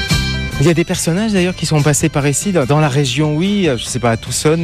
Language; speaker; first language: French; native; French